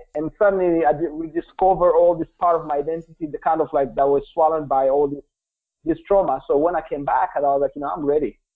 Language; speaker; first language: English; non-native, local second language; Kinyarwanda